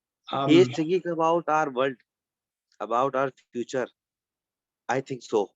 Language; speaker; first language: English; non-native, learner; Urdu